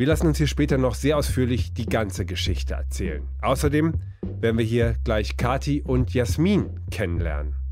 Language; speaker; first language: German; native; German